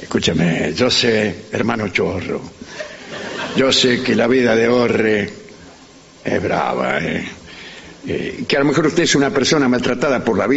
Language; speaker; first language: Spanish; native; Spanish